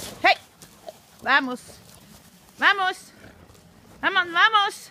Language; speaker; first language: Spanish; non-native, learner; English